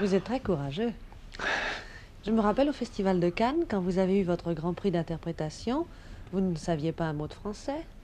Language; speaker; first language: French; native; French